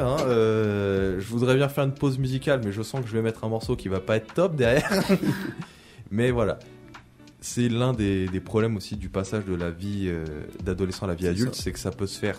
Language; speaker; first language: French; native; French